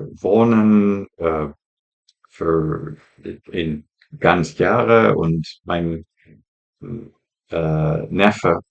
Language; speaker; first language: German; non-native, learner; English